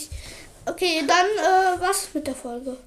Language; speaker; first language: German; native; German